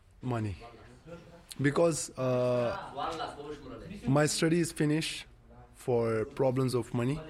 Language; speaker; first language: English; non-native, learner; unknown